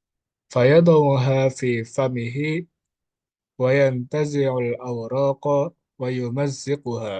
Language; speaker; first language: Arabic; non-native, learner; Indonesian